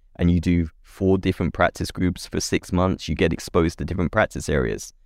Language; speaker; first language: English; native; English